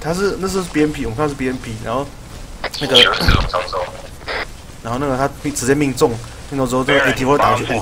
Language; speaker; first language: Chinese; native; Chinese